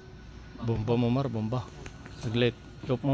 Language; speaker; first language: Filipino; native; Filipino